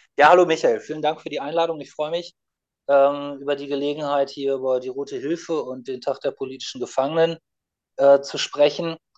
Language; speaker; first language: German; native; German